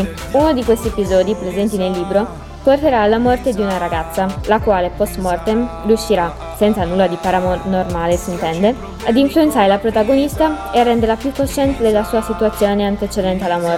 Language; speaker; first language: Italian; native; Italian